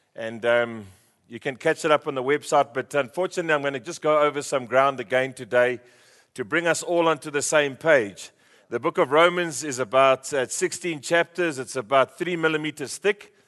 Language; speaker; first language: English; native; English